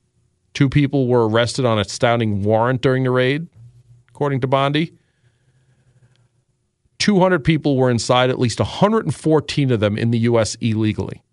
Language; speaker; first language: English; native; English